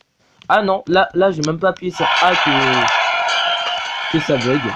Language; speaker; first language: French; native; French